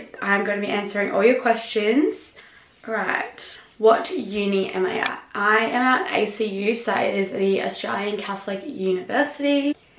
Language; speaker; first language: English; native; English